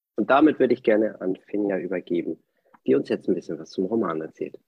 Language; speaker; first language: German; non-native, fluent; Spanish